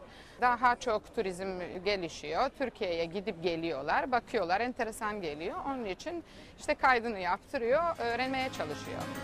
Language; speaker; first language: Turkish; non-native, fluent; Serbian